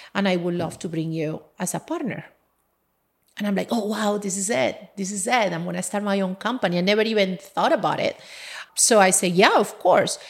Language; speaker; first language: English; non-native, fluent; Spanish